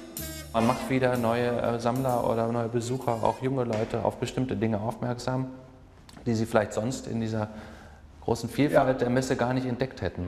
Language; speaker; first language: German; native; German